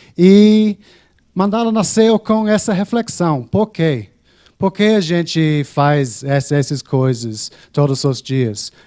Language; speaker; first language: Portuguese; non-native, fluent; English